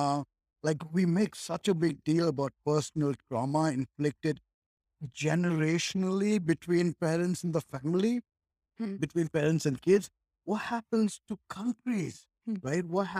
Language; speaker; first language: English; native; English